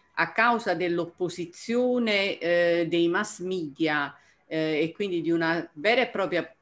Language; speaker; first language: Italian; native; Italian